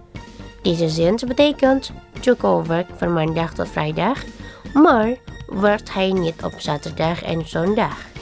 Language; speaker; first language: Dutch; non-native, learner; Indonesian